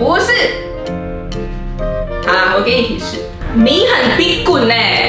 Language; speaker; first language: Chinese; non-native, fluent; Indonesian